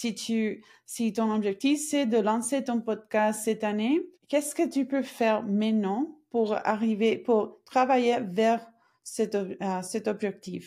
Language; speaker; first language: French; non-native, fluent; Spanish